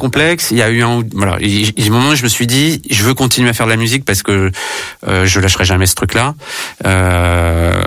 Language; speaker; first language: French; native; French